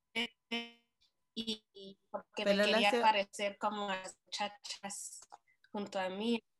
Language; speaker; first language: Spanish; early bilingual, heritage; Spanish